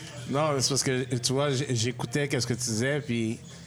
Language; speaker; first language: French; native; French